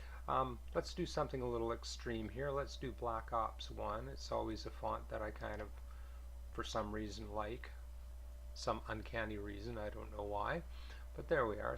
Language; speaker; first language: English; native; English